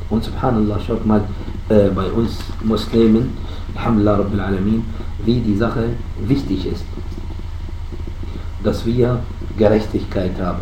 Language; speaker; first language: German; non-native, fluent; Arabic